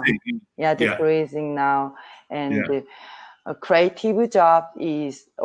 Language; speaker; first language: English; non-native, learner; Korean